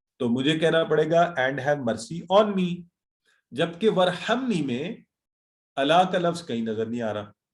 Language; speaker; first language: Urdu; native; Urdu